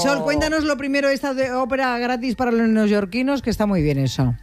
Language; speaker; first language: Spanish; native; Spanish